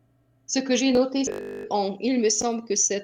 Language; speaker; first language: French; non-native, fluent; Hungarian